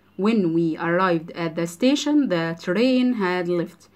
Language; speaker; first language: English; non-native, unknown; Arabic